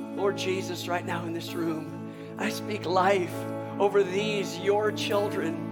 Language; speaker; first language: English; native; English